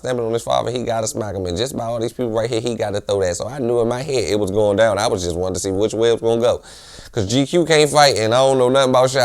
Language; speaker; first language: English; native; English